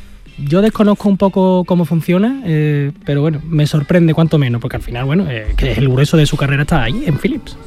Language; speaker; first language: Spanish; native; Spanish